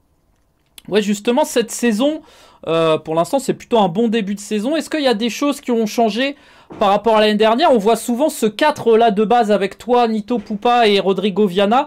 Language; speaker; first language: French; native; French